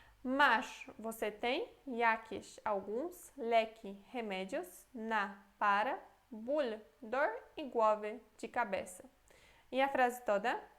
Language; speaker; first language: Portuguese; non-native, fluent; Polish